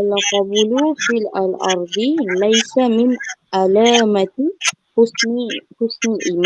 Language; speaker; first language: Arabic; non-native, learner; Malay